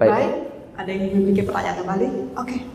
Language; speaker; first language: Indonesian; native; Indonesian